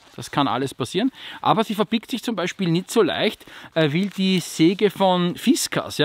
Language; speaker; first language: German; native; German